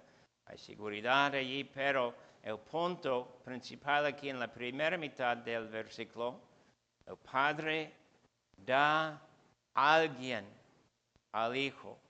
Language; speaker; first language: Spanish; non-native, fluent; English